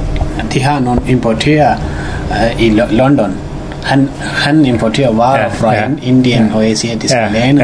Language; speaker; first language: Danish; non-native, learner; Tamil